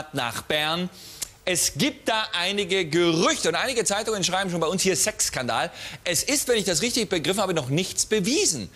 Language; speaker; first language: German; native; German